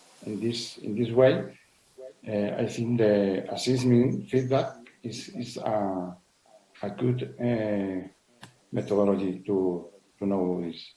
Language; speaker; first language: English; non-native, learner; Spanish